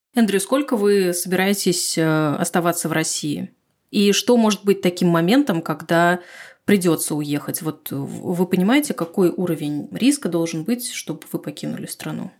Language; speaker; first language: Russian; native; Russian